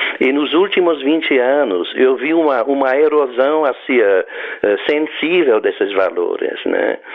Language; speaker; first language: Portuguese; non-native, fluent; French